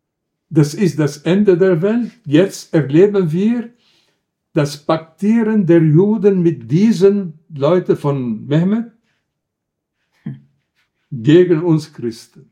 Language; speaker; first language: German; non-native, fluent; Arabic